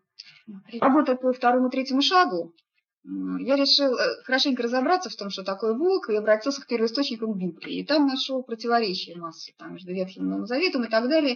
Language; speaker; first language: Russian; native; Russian